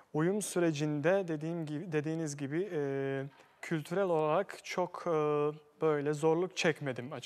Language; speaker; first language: Turkish; non-native, fluent; Bosnian